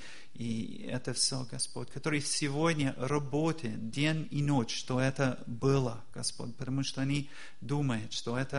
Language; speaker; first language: Russian; non-native, fluent; English